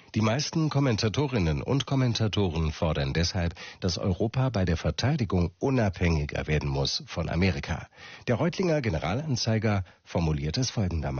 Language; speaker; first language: German; native; German